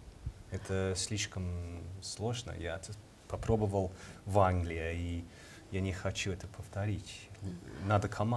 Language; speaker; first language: Russian; non-native, learner; English